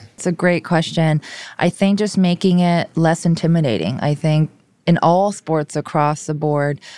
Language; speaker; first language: English; early bilingual, other home language; Korean